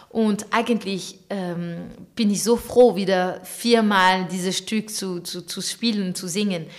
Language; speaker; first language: German; non-native, fluent; French